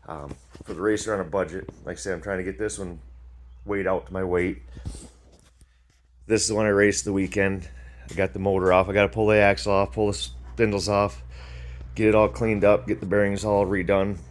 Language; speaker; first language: English; native; English